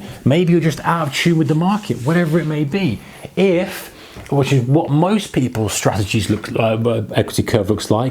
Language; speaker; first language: English; native; English